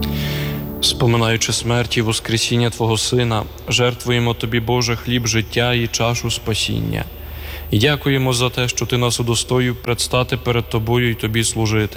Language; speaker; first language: Ukrainian; native; Ukrainian